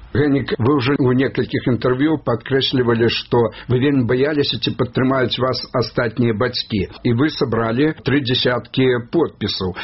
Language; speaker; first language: Belarusian; native; Belarusian